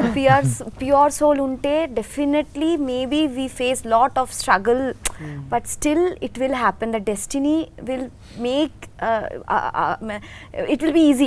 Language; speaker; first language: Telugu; non-native, learner; Bangla